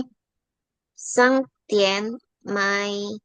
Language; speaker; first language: Chinese; non-native, learner; Indonesian